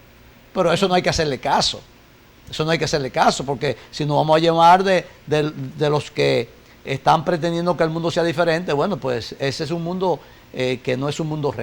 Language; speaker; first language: Spanish; native; Spanish